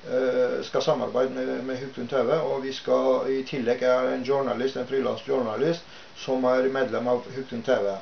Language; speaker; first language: Norwegian; non-native, fluent; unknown